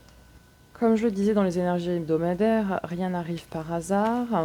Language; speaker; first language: French; native; French